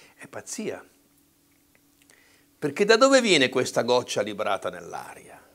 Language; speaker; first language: Italian; native; Italian